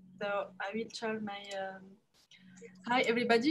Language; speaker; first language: English; non-native, learner; French